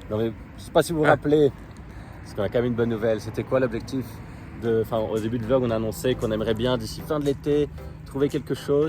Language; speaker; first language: French; native; French